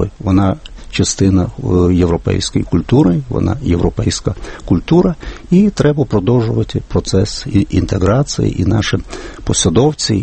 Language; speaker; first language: Ukrainian; non-native, fluent; Lithuanian